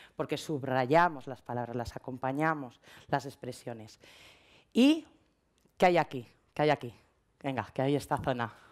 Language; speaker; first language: Spanish; native; Spanish